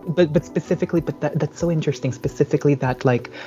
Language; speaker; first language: English; native; English